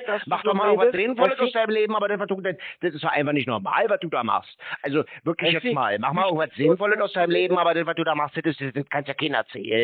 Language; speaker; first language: German; native; German